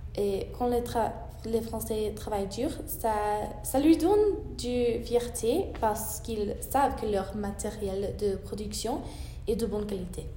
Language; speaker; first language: French; non-native, learner; English